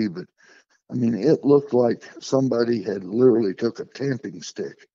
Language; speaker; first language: English; native; English